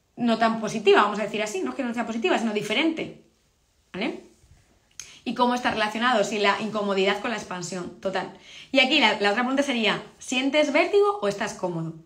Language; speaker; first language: Spanish; native; Spanish